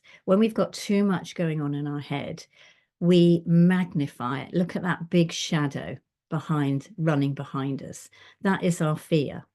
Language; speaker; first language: English; native; English